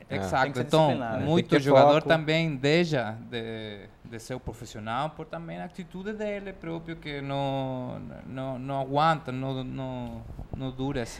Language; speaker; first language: Portuguese; non-native, fluent; Spanish